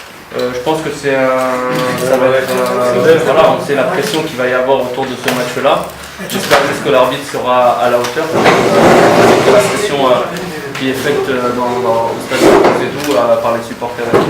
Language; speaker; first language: French; native; French